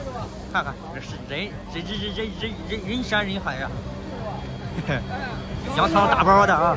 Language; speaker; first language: Chinese; native; Chinese